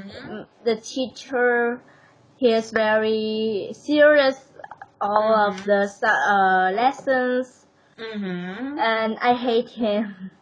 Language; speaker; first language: English; non-native, learner; Vietnamese